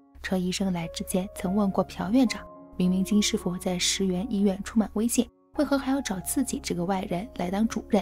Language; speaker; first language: Chinese; native; Chinese